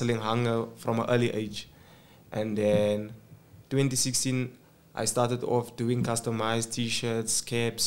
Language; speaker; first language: English; non-native, local second language; Xhosa